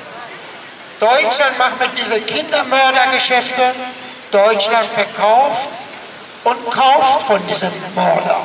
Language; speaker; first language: German; non-native, fluent; Persian